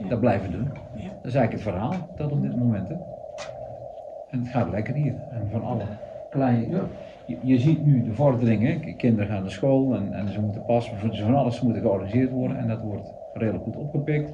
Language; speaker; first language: Dutch; native; Dutch